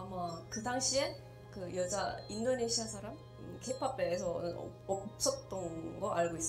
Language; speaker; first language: Korean; non-native, fluent; Indonesian